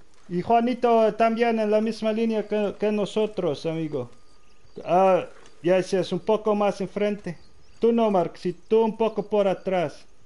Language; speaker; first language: Spanish; non-native, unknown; Dutch